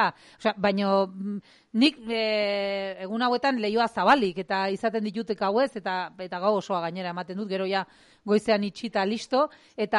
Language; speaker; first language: Basque; native; Basque